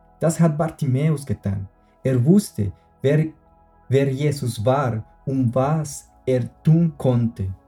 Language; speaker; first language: German; non-native, fluent; Spanish